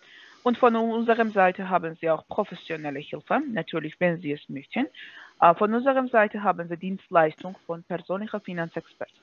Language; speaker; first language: German; non-native, fluent; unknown